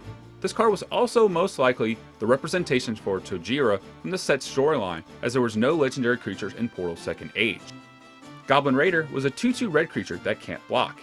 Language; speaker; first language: English; native; English